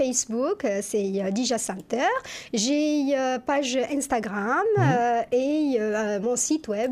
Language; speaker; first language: French; non-native, local second language; Arabic